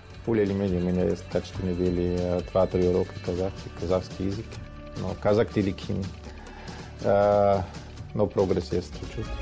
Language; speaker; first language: Russian; non-native, learner; German